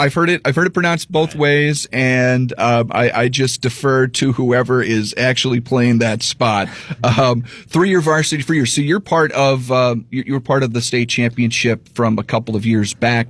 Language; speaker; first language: English; native; English